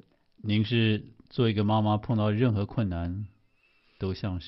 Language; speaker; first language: Chinese; native; Chinese